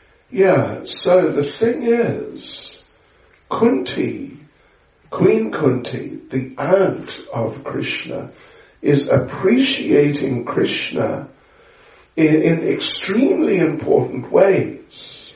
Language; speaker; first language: English; native; English